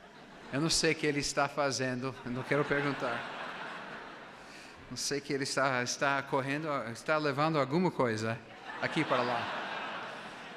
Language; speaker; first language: Portuguese; non-native, fluent; English